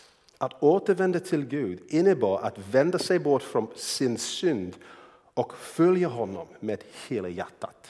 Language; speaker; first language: Swedish; non-native, fluent; English